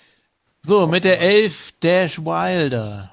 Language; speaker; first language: German; native; German